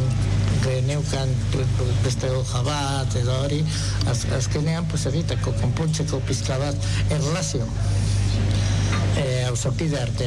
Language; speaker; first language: Basque; non-native, local second language; Spanish